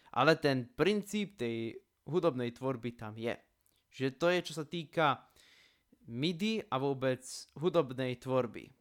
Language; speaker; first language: Slovak; native; Slovak